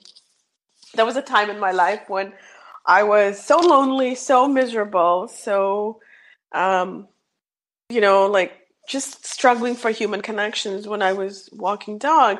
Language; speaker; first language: English; non-native, local second language; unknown